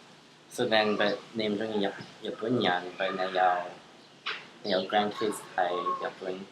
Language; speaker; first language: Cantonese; early bilingual, heritage; English